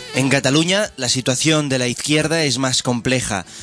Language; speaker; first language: Spanish; non-native, local second language; Catalan